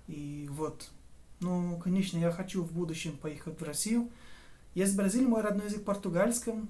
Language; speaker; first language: Russian; non-native, fluent; Portuguese